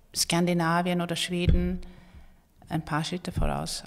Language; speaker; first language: German; non-native, fluent; Swedish